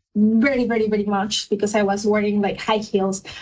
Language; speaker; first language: English; non-native, fluent; Spanish